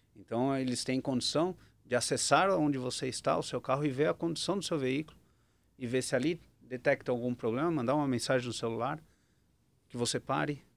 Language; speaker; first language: Portuguese; native; Portuguese